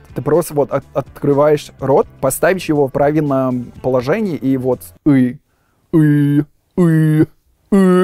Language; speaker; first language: Russian; non-native, fluent; English